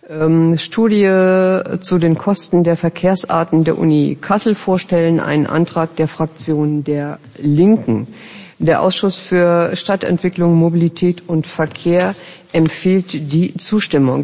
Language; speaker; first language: German; native; German